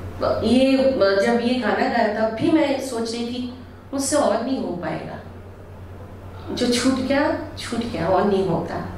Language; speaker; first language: Hindi; non-native, local second language; Bangla